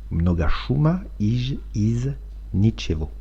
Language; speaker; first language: Russian; non-native, fluent; French